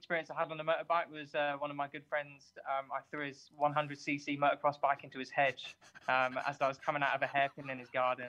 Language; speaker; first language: English; native; English